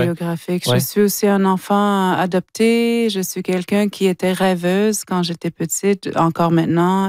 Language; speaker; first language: French; non-native, local second language; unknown